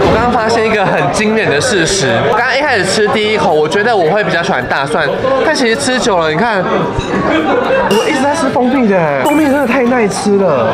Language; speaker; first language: Chinese; native; Chinese